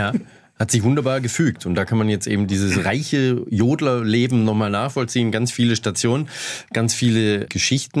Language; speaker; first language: German; native; German